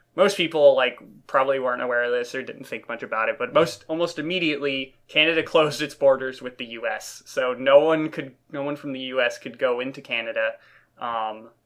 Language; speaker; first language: English; native; English